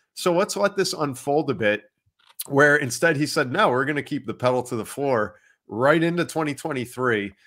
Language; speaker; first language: English; native; English